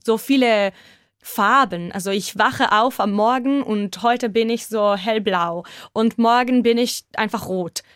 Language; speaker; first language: German; non-native, fluent; Hebrew